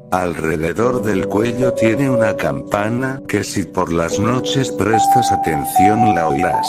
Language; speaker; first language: Spanish; native; Spanish